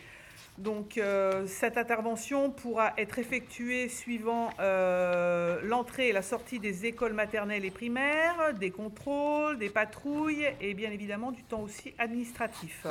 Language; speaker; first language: French; native; French